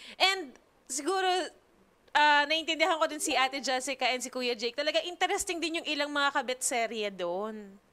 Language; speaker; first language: Filipino; native; Filipino